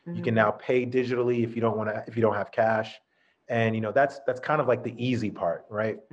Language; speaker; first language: English; native; English